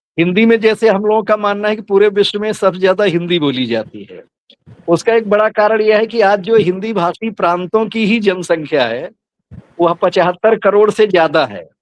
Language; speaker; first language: Hindi; native; Hindi